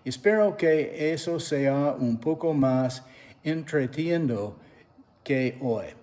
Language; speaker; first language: Spanish; non-native, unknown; English